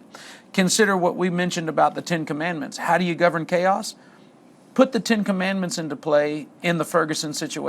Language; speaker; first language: English; native; English